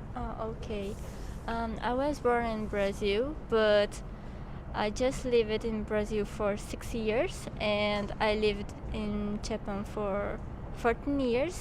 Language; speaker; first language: English; non-native, local second language; Portuguese